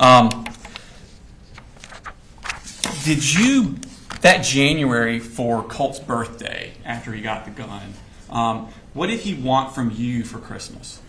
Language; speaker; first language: English; native; English